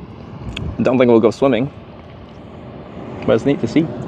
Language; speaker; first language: English; native; English